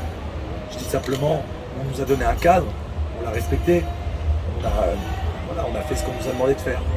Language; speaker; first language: French; native; French